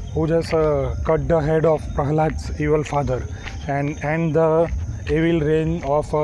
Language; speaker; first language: English; non-native, local second language; Gujarati